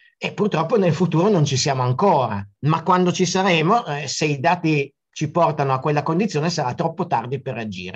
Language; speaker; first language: Italian; native; Italian